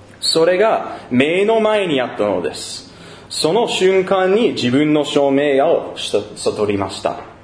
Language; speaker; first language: Japanese; non-native, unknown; English